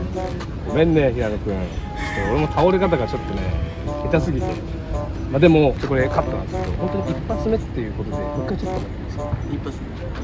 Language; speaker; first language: Japanese; native; Japanese